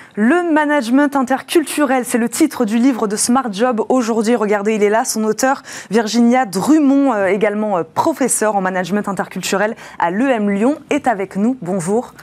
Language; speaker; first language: French; native; French